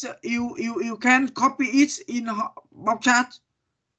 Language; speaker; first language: English; non-native, learner; Vietnamese